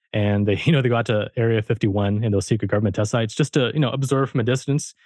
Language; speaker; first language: English; early bilingual, heritage; German